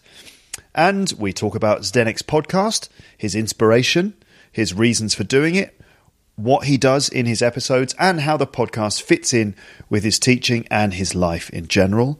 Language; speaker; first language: English; native; English